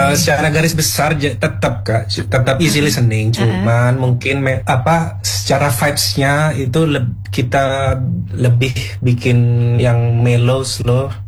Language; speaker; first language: Indonesian; non-native, local second language; Madurese